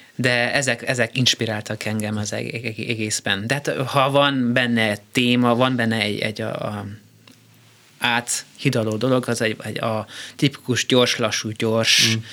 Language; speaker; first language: Hungarian; early bilingual, heritage; Hungarian